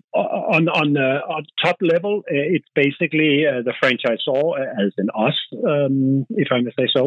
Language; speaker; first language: English; non-native, fluent; Danish